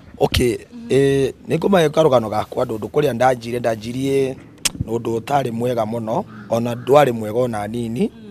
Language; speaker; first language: Kikuyu; non-native, local second language; Gusii